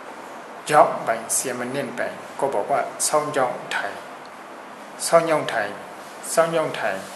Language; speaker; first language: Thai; non-native, fluent; Burmese